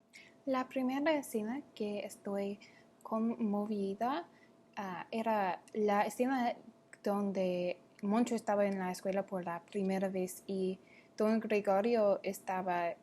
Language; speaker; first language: Spanish; non-native, learner; English